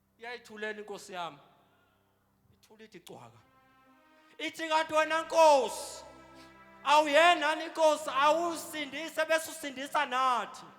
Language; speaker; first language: Zulu; native; Zulu